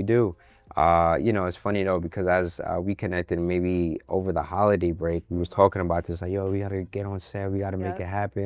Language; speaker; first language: English; native; English